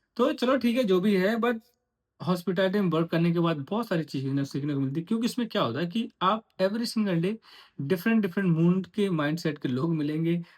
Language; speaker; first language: Hindi; native; Hindi